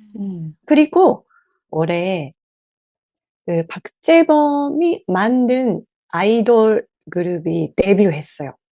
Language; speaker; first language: Korean; non-native, learner; Japanese